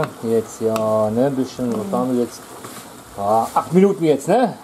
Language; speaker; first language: German; native; German